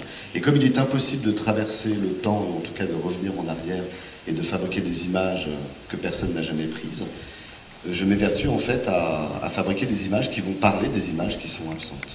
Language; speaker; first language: French; native; French